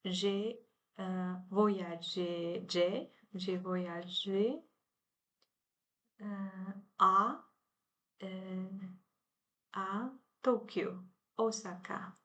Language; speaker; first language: French; non-native, learner; Chinese